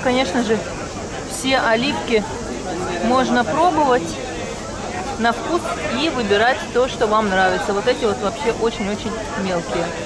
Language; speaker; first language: Russian; native; Russian